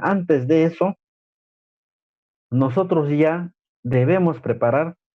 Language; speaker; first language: Spanish; native; Spanish